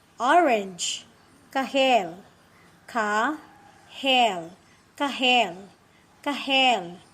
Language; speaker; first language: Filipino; non-native, local second language; Iloko